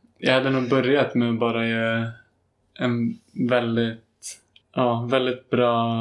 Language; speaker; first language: Swedish; native; Swedish